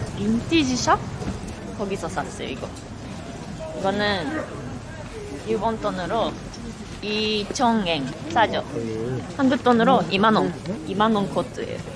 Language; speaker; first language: Korean; non-native, fluent; Japanese